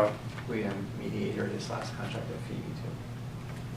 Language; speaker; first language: English; native; English